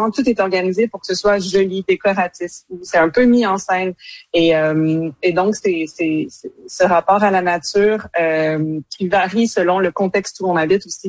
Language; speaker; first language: French; native; French